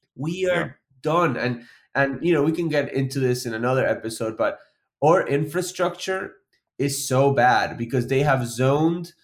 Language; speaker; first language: English; native; English